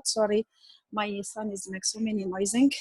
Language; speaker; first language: English; non-native, learner; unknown